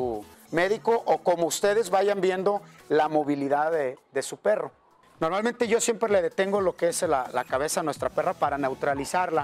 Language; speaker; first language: Spanish; native; Spanish